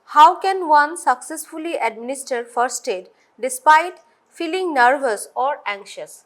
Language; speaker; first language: Bangla; native; Bangla